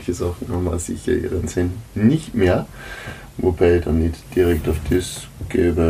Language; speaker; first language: German; native; German